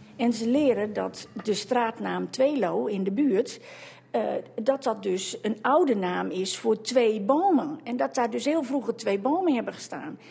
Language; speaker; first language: Dutch; native; Dutch